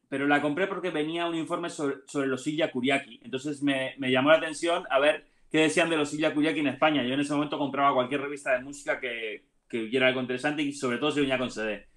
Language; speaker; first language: Spanish; native; Spanish